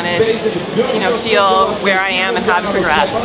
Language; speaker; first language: English; native; English